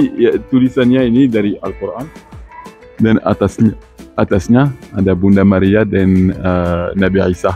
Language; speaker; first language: Indonesian; non-native, fluent; Spanish